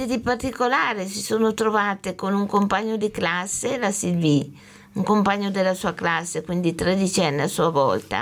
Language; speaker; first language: Italian; native; Italian